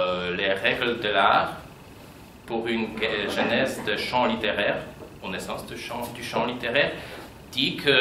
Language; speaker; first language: French; non-native, fluent; Polish